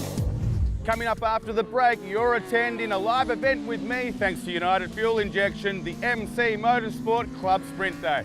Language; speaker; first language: English; native; English